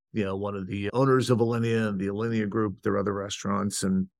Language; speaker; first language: English; native; English